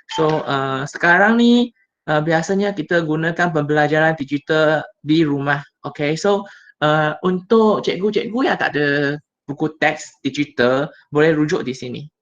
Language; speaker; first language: Malay; non-native, local second language; Chinese